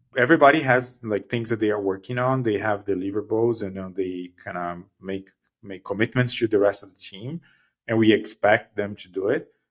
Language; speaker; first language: English; non-native, fluent; Portuguese